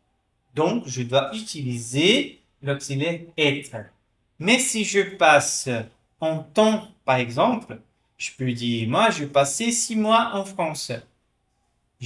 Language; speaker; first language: French; non-native, fluent; Portuguese